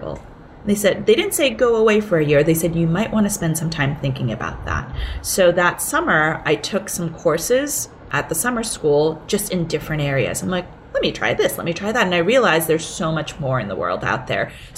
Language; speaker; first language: English; early bilingual, other home language; Cantonese